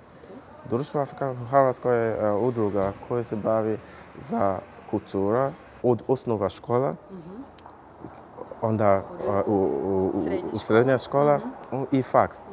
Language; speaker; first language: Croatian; non-native, learner; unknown